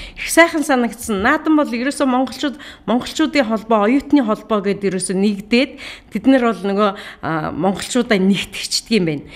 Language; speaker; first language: Mongolian; native; Mongolian